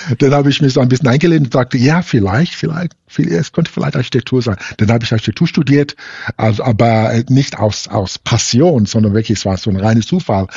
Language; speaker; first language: German; non-native, fluent; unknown